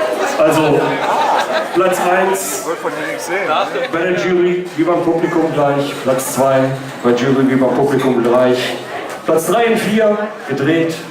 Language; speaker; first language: German; native; German